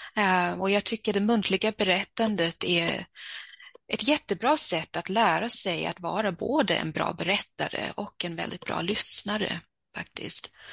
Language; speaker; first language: Swedish; early bilingual, heritage; Swedish